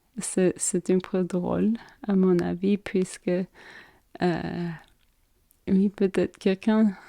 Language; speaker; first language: French; non-native, learner; English